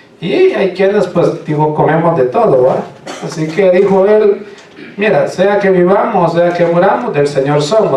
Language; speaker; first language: Spanish; native; Spanish